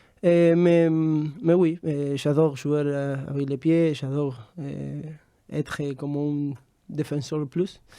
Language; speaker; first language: French; non-native, fluent; Spanish